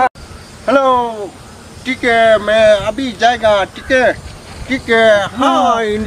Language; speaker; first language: Hindi; non-native, learner; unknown